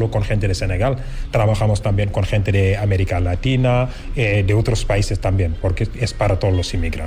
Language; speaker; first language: Spanish; non-native, fluent; Wolof